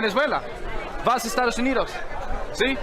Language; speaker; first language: Spanish; non-native, learner; English